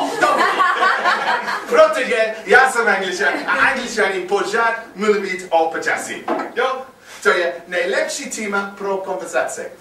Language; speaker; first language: Czech; non-native, learner; English